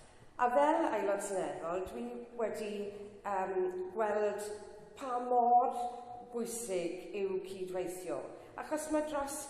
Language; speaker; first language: Welsh; non-native, local second language; English